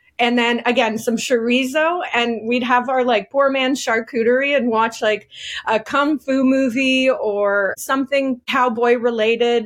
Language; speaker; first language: English; native; English